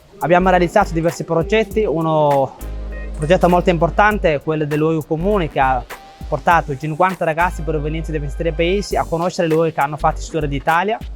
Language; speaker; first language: Italian; non-native, fluent; Somali